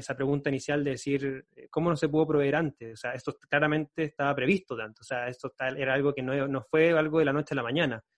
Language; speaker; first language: Spanish; native; Spanish